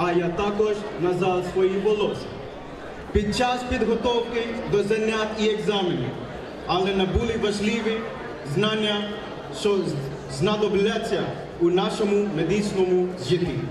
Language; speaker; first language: Ukrainian; non-native, learner; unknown